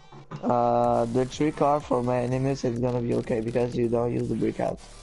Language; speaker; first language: English; non-native, learner; French